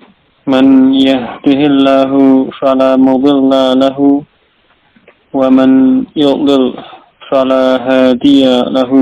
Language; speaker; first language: Arabic; non-native, fluent; Indonesian